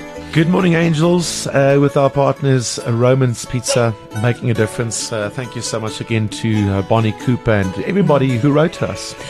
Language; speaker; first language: English; non-native, local second language; Afrikaans